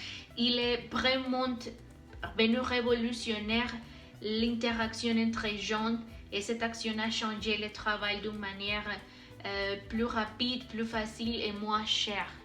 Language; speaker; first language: French; non-native, learner; Spanish